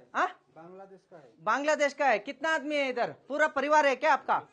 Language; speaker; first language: Hindi; non-native, local second language; Kannada